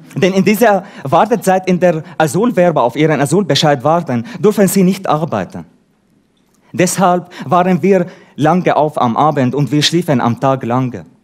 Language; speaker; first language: German; non-native, fluent; Arabic